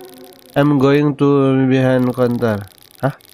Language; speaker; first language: English; non-native, learner; Indonesian